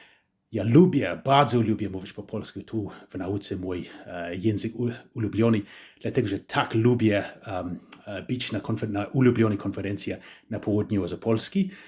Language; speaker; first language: Polish; non-native, fluent; English